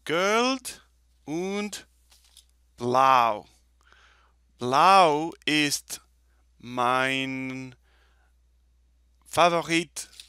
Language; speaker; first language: German; non-native, learner; Spanish